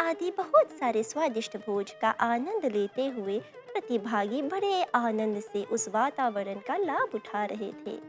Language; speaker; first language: Hindi; non-native, local second language; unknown